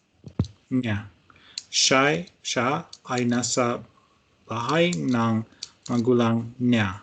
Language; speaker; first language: Filipino; non-native, learner; Russian